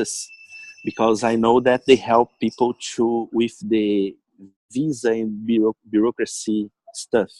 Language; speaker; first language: English; non-native, learner; Portuguese